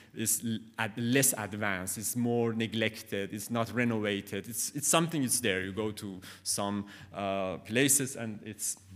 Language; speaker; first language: English; non-native, fluent; Persian